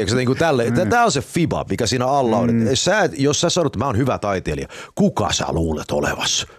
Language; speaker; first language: Finnish; early bilingual, heritage; Finnish